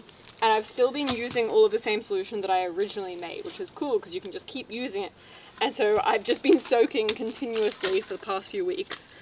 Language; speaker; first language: English; native; English